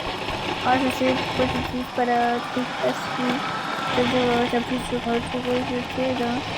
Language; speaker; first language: French; native; French